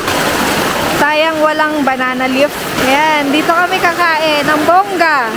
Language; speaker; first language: Filipino; native; Filipino